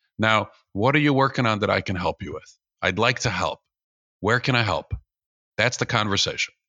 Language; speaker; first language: English; early bilingual, other home language; Russian